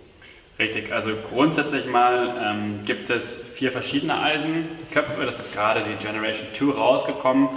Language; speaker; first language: German; native; German